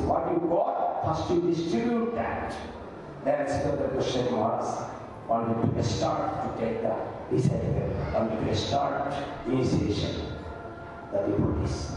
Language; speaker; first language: English; non-native, local second language; Bangla